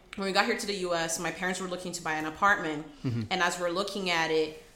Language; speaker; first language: English; early bilingual, other home language; Portuguese